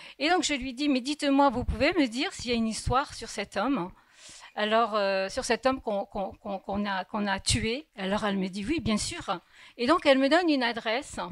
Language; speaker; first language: French; early bilingual, other home language; Kabyle